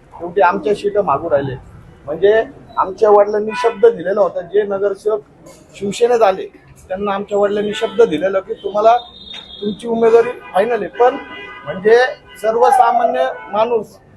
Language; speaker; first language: Marathi; native; Marathi